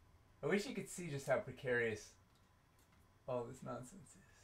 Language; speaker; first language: English; native; English